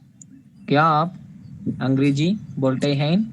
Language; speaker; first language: Hindi; non-native, learner; Tamil